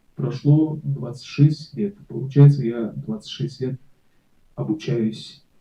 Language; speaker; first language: Russian; non-native, local second language; Kazakh